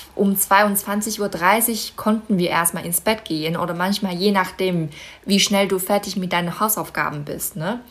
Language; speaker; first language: German; non-native, fluent; Chinese